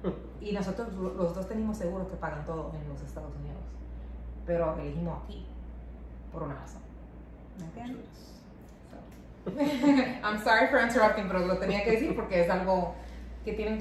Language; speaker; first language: Spanish; non-native, local second language; English